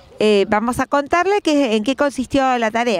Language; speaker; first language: Spanish; native; Spanish